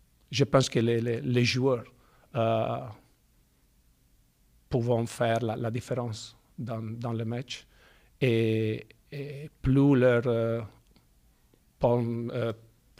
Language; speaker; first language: French; non-native, fluent; Italian